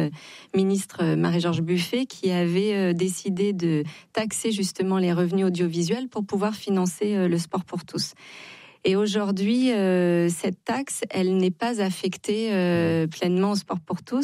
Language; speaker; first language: French; native; French